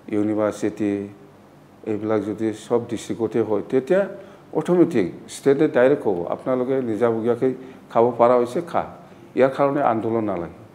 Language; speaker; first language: Assamese; non-native, local second language; Bodo